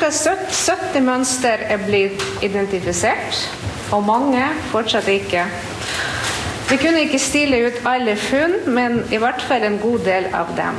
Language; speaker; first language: Norwegian; non-native, fluent; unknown